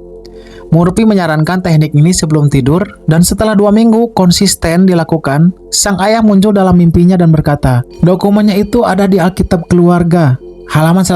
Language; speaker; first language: Indonesian; native; Indonesian